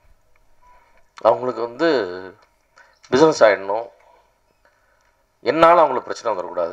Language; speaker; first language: Tamil; native; Tamil